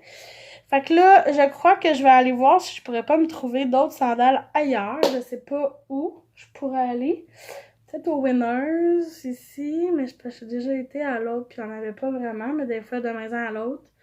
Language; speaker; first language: French; native; French